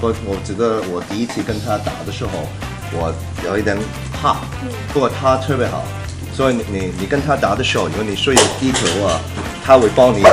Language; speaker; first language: Chinese; non-native, local second language; Cantonese